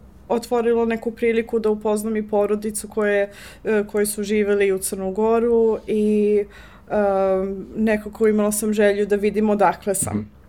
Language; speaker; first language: Serbian; non-native, fluent; English